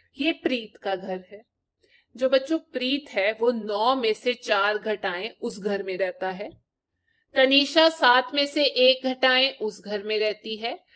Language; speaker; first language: Hindi; native; Hindi